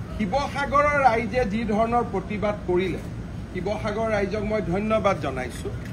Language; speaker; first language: Assamese; native; Assamese